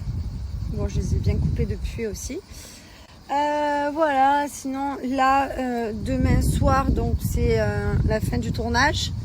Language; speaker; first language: French; native; French